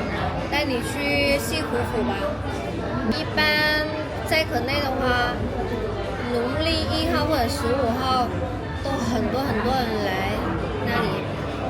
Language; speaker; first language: Chinese; non-native, fluent; Vietnamese